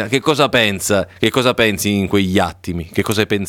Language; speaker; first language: Italian; native; Italian